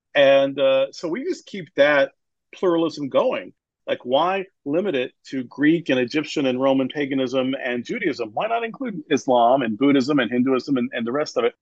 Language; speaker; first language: English; native; English